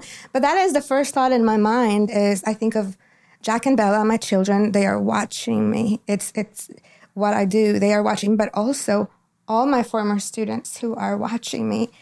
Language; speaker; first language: English; non-native, fluent; Spanish